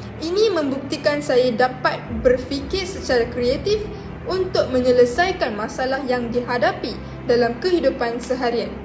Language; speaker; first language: Malay; non-native, local second language; English